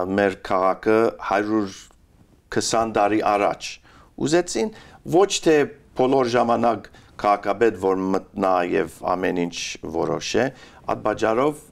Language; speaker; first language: Armenian; early bilingual, heritage; Armenian